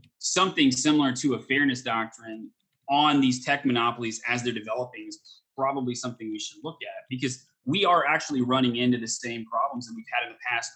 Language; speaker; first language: English; native; English